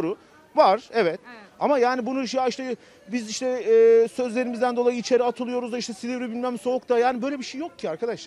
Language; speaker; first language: Turkish; native; Turkish